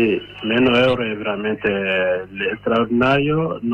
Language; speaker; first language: Italian; non-native, learner; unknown